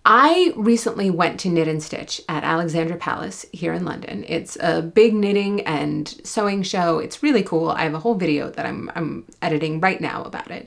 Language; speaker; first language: English; native; English